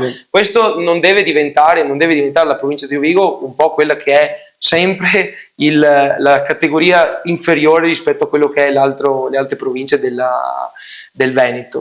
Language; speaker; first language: Italian; native; Italian